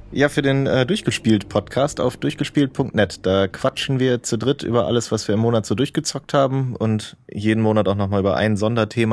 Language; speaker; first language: German; native; German